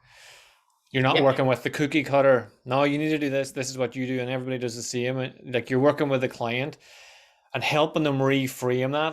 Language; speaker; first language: English; native; English